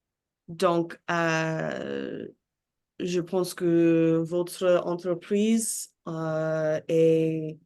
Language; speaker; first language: French; non-native, learner; English